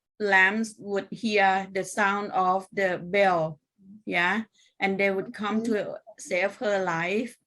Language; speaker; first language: English; non-native, fluent; Thai